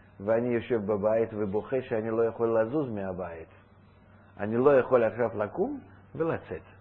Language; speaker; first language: Hebrew; non-native, fluent; Russian